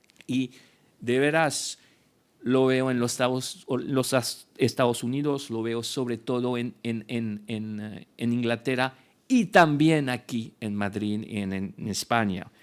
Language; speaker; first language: Spanish; non-native, fluent; French